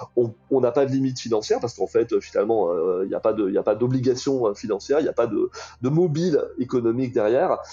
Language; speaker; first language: French; native; French